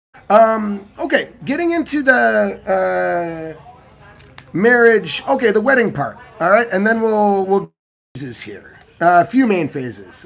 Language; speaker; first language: English; native; English